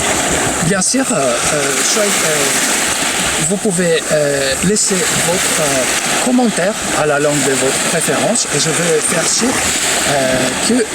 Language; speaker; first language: French; non-native, fluent; Greek